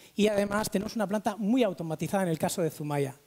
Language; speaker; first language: Spanish; native; Spanish